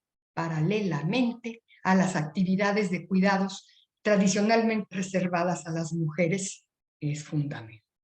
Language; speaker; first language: Spanish; native; Spanish